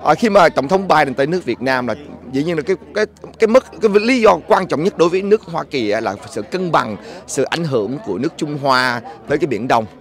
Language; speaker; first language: Vietnamese; early bilingual, heritage; Vietnamese